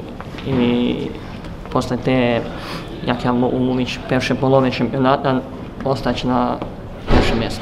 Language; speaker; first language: Polish; non-native, learner; Serbian